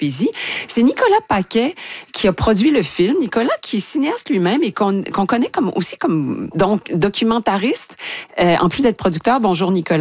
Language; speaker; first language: French; native; French